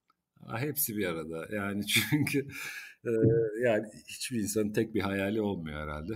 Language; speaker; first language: Turkish; native; Turkish